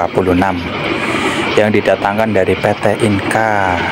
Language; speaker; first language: Indonesian; native; Indonesian